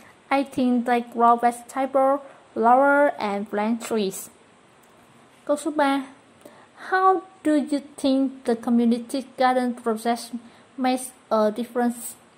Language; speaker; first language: English; non-native, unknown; Vietnamese